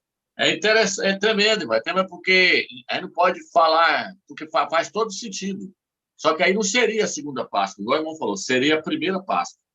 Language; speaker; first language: Portuguese; native; Portuguese